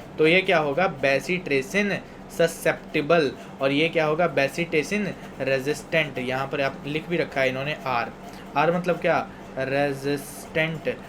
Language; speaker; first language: Hindi; non-native, local second language; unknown